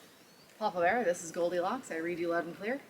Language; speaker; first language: English; native; English